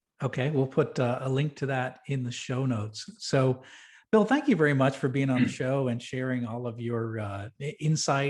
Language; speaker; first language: English; native; English